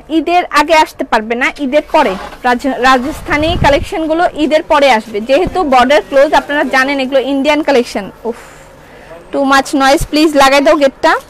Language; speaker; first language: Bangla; native; Bangla